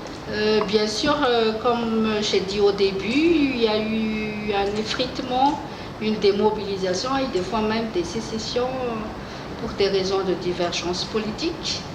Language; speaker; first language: French; non-native, local second language; Malagasy